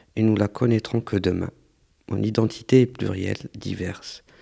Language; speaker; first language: French; non-native, local second language; Arabic